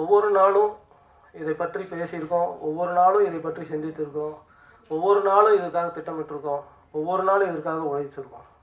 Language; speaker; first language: Tamil; native; Tamil